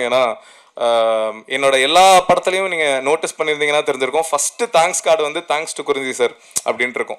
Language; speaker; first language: Tamil; native; Tamil